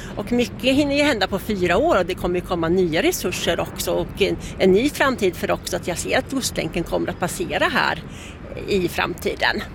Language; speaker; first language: Swedish; native; Swedish